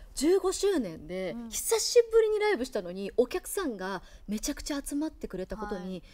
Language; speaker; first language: Japanese; native; Japanese